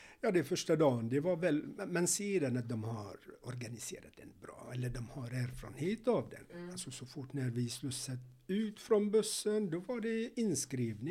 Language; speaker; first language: Swedish; non-native, fluent; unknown